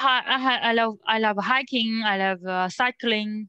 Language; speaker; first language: English; non-native, learner; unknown